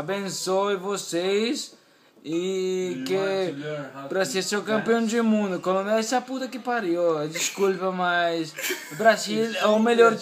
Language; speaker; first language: Portuguese; non-native, learner; Spanish